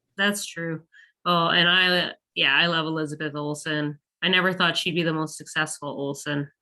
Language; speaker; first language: English; native; English